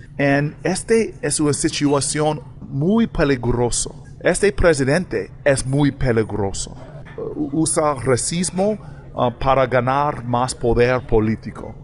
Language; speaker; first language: Spanish; non-native, learner; English